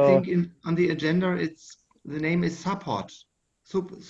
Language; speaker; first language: English; non-native, fluent; German